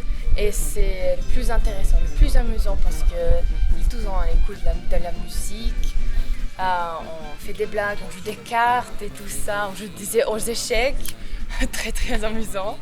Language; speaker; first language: French; non-native, fluent; Serbian